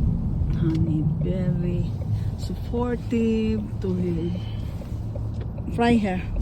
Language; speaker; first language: English; non-native, local second language; Waray